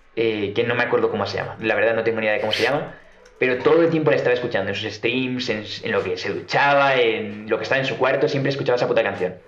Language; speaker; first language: Spanish; native; Spanish